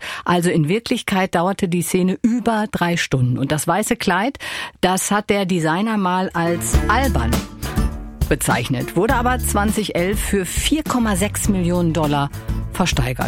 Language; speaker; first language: German; native; German